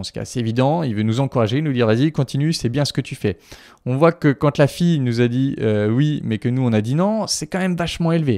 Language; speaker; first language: French; native; French